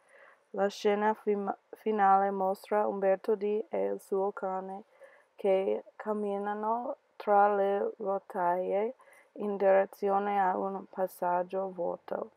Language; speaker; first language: Italian; non-native, learner; English